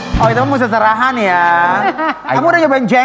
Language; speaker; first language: Indonesian; native; Indonesian